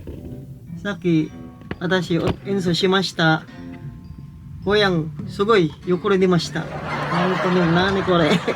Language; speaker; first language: Japanese; non-native, learner; Filipino